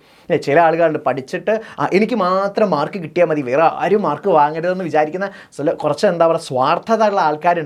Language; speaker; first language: Malayalam; native; Malayalam